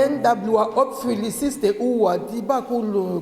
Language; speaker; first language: Danish; non-native, learner; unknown